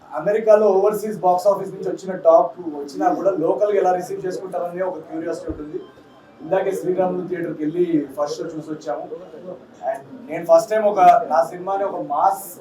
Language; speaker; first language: Telugu; native; Telugu